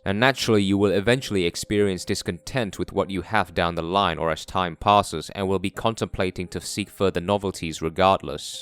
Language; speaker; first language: English; non-native, fluent; Korean